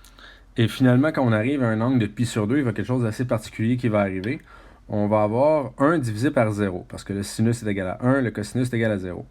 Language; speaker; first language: French; native; French